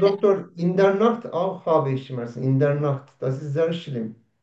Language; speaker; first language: German; non-native, learner; Turkish